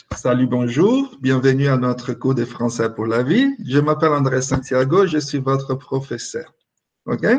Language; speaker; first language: French; non-native, fluent; Portuguese